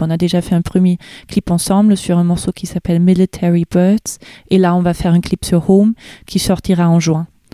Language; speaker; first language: French; non-native, fluent; German